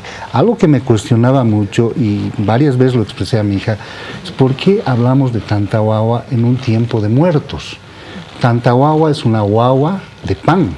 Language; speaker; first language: Spanish; native; Spanish